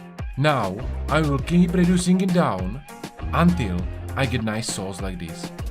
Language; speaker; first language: English; non-native, fluent; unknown